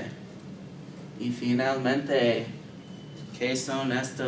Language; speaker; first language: Spanish; non-native, learner; English